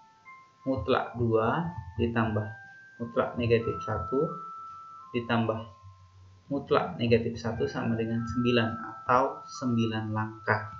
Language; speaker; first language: Indonesian; native; Indonesian